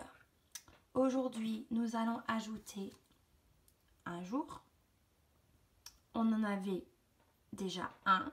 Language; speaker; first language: French; native; French